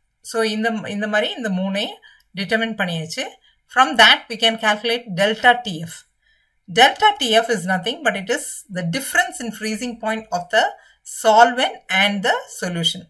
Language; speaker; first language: English; non-native, local second language; Tamil